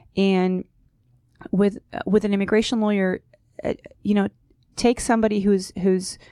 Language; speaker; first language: English; non-native, fluent; Hebrew